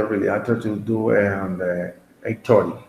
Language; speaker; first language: English; non-native, learner; Spanish